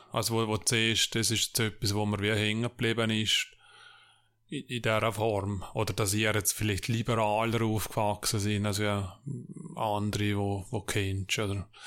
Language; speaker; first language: German; native; German